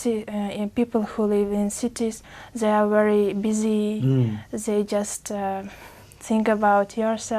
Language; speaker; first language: English; non-native, learner; Uzbek